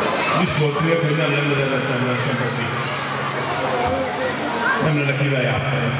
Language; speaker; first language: Hungarian; native; Hungarian